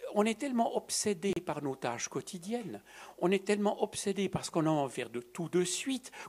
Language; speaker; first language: French; native; French